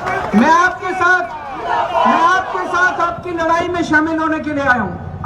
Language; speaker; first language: Hindi; native; Hindi